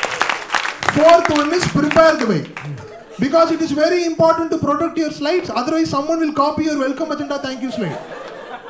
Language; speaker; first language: English; non-native, local second language; Tamil